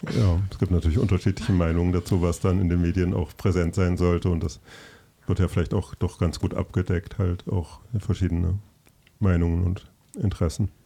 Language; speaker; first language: German; native; German